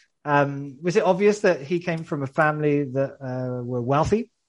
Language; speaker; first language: English; native; English